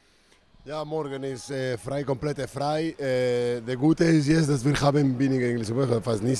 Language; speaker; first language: German; non-native, fluent; Spanish